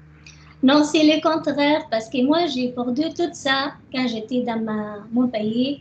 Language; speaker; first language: French; non-native, learner; Arabic